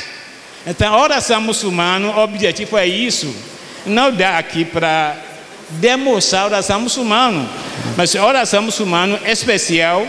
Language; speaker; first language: Portuguese; non-native, fluent; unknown